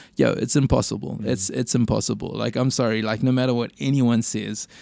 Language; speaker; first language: English; native; English